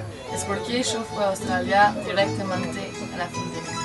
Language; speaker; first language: Spanish; non-native, learner; French